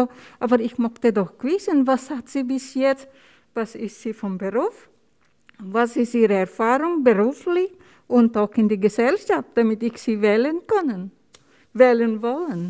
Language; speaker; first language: German; non-native, learner; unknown